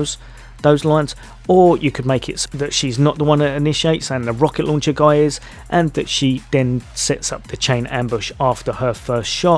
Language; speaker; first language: English; native; English